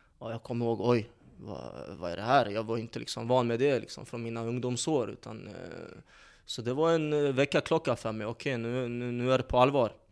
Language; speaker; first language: Swedish; early bilingual, other home language; Bosnian